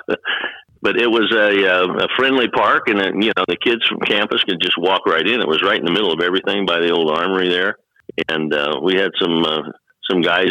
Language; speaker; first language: English; native; English